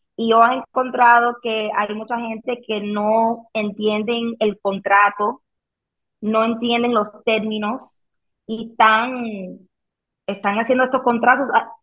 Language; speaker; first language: Spanish; early bilingual, heritage; Spanish